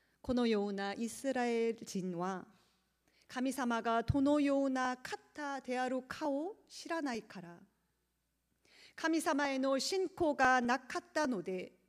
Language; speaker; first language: Japanese; non-native, learner; Korean